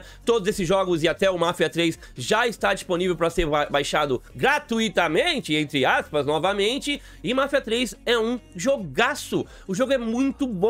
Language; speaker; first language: Portuguese; native; Portuguese